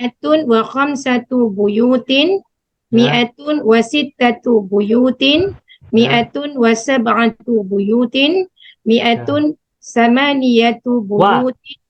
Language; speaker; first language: Arabic; non-native, learner; Indonesian